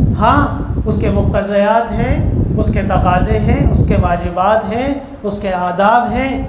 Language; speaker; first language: Urdu; non-native, local second language; Pashto